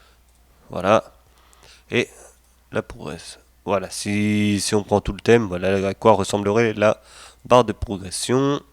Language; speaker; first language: French; native; French